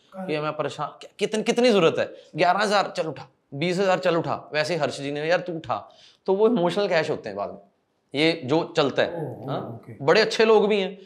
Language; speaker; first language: Hindi; non-native, local second language; Punjabi